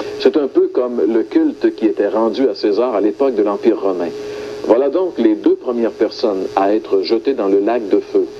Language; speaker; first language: French; native; French